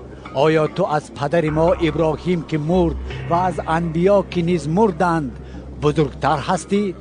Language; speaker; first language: Persian; non-native, learner; English